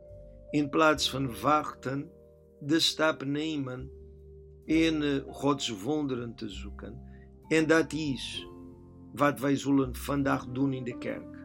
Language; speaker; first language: Dutch; non-native, learner; Portuguese